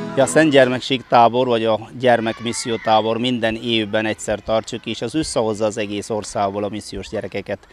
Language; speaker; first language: Hungarian; non-native, fluent; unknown